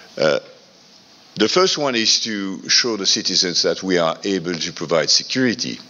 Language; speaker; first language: English; non-native, fluent; French